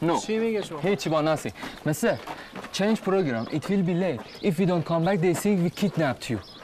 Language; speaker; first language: English; non-native, learner; Persian